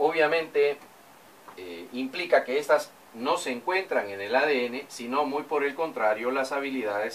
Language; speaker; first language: Spanish; native; Spanish